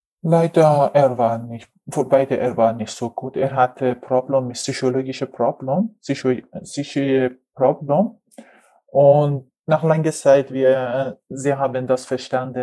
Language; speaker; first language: German; non-native, learner; Persian